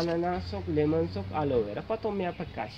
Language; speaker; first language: Russian; non-native, learner; Sinhala